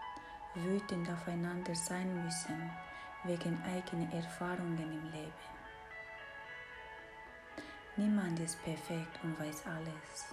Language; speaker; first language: German; non-native, fluent; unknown